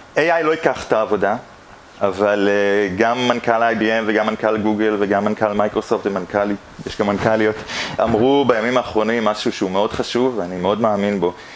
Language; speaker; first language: Hebrew; native; Hebrew